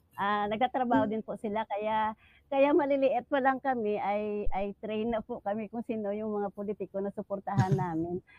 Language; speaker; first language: Filipino; native; Filipino